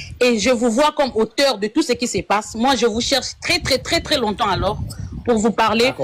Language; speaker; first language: French; non-native, local second language; Lingala